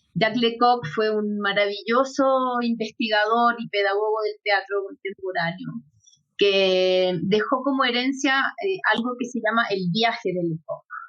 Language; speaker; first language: Spanish; native; Spanish